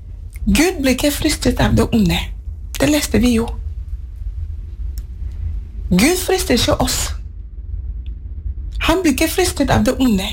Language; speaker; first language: Norwegian; non-native, fluent; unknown